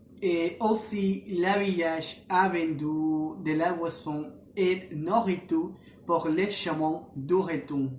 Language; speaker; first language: French; non-native, learner; Spanish